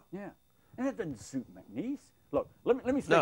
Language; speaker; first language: English; native; English